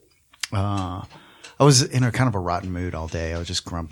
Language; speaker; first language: English; native; English